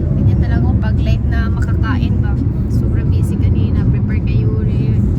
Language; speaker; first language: Filipino; non-native, local second language; Cebuano